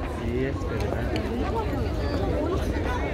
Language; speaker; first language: Spanish; non-native, learner; Korean